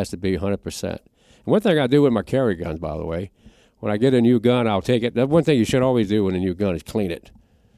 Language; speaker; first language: English; native; English